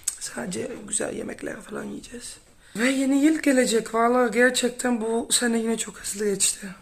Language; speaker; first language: Turkish; non-native, fluent; Dutch